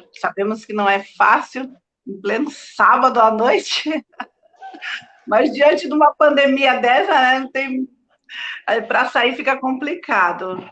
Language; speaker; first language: Portuguese; native; Portuguese